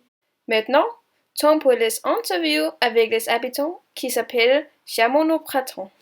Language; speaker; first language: French; non-native, learner; Norwegian